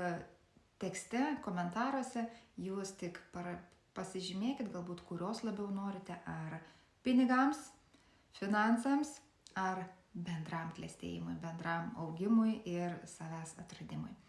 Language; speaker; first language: Lithuanian; native; Lithuanian